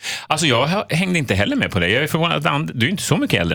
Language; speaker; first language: Swedish; native; Swedish